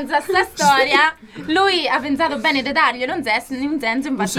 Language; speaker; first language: Italian; native; Italian